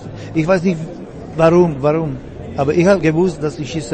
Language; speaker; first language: German; non-native, fluent; Czech